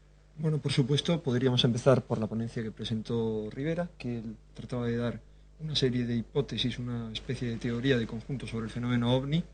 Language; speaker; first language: Spanish; native; Spanish